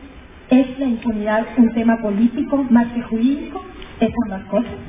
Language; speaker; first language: Spanish; native; Spanish